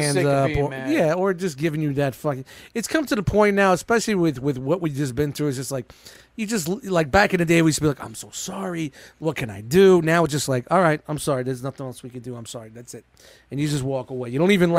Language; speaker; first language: English; native; English